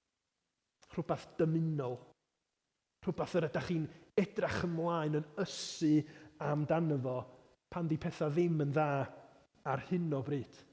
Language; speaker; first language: Welsh; native; Welsh